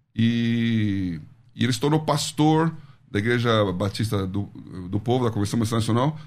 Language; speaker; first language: Portuguese; native; Portuguese